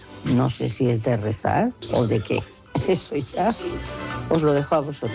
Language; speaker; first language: Spanish; native; Spanish